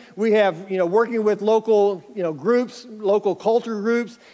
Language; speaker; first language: English; native; English